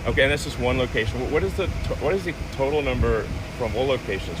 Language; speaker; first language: English; native; English